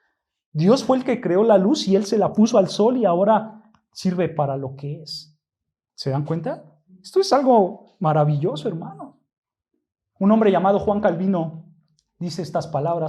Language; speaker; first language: Spanish; native; Spanish